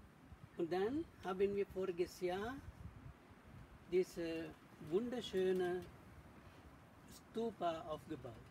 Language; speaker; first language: German; non-native, learner; Sinhala